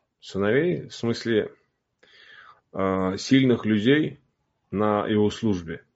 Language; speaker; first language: Russian; non-native, local second language; Uzbek